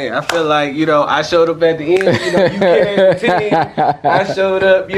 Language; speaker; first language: English; native; English